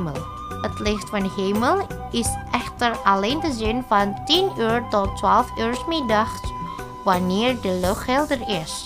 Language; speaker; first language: Dutch; non-native, fluent; Indonesian